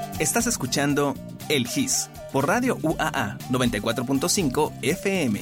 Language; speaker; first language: Spanish; native; Spanish